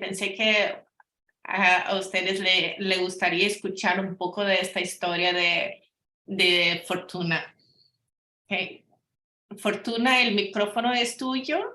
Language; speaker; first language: Spanish; non-native, fluent; Portuguese